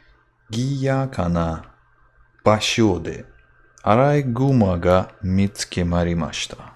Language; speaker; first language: Japanese; non-native, learner; English